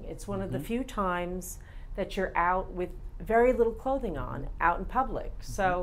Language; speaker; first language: English; native; English